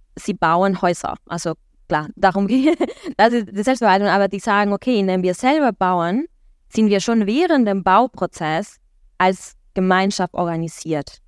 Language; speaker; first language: German; non-native, fluent; Spanish